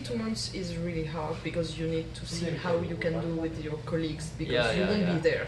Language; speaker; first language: English; non-native, fluent; French